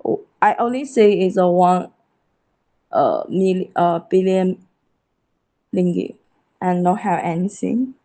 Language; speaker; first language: English; non-native, learner; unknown